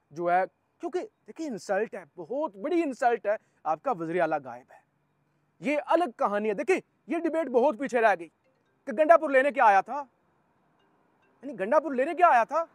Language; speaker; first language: Urdu; native; Urdu